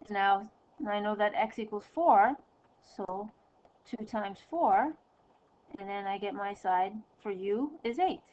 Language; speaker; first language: English; native; English